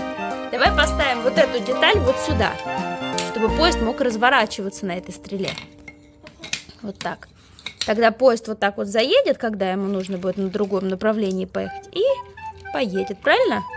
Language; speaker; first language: Russian; native; Russian